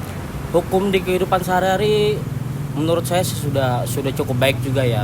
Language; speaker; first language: Indonesian; native; Indonesian